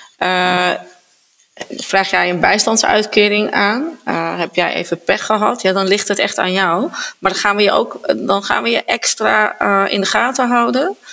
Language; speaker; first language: Dutch; native; Dutch